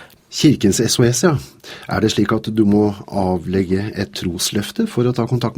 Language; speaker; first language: Norwegian; native; Norwegian